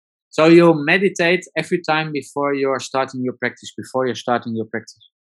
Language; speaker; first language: English; non-native, learner; Dutch